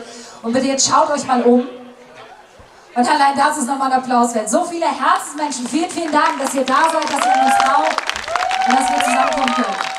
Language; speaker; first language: German; native; German